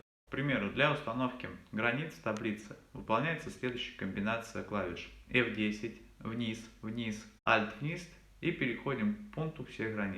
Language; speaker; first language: Russian; native; Russian